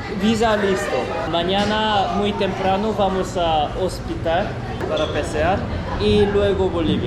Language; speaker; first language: Spanish; non-native, learner; Korean